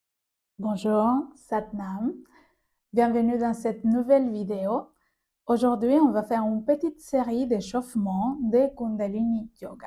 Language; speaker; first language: French; native; French